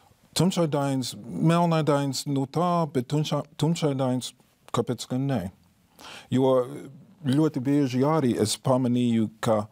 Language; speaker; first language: Latvian; non-native, fluent; English